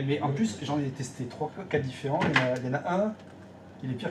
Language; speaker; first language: French; native; French